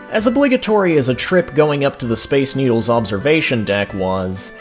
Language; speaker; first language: English; native; English